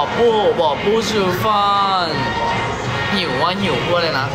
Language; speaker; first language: Chinese; non-native, learner; Thai